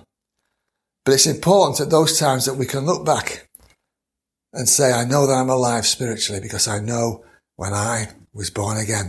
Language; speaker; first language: English; native; English